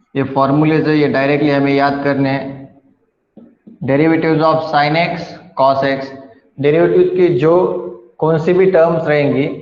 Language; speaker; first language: Hindi; non-native, local second language; Marathi